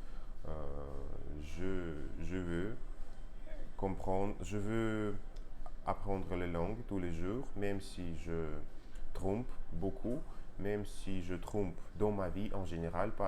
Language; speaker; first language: French; non-native, learner; Russian